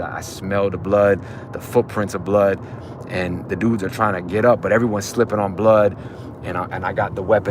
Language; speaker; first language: English; native; English